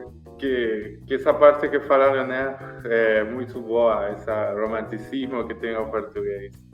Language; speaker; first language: Portuguese; non-native, learner; Spanish